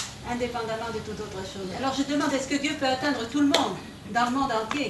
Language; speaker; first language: French; native; French